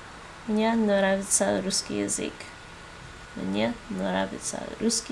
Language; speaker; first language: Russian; non-native, learner; English